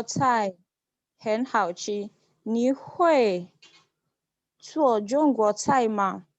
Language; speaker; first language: Chinese; non-native, learner; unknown